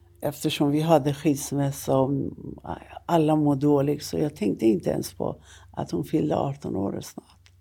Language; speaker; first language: Swedish; non-native, fluent; Persian